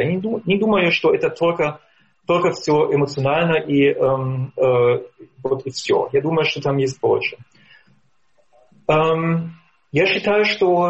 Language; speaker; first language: Russian; non-native, fluent; German